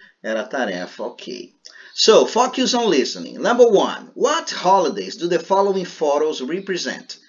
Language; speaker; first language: English; non-native, fluent; Portuguese